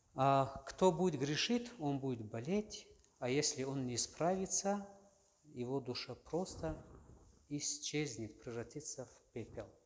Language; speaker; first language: Russian; non-native, local second language; Tajik